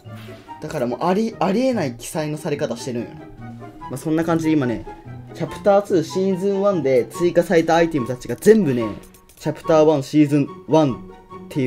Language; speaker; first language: Japanese; native; Japanese